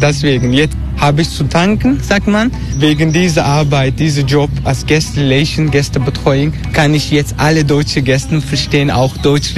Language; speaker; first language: German; non-native, learner; Turkish